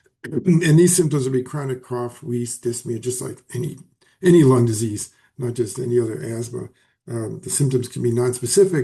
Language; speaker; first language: English; native; English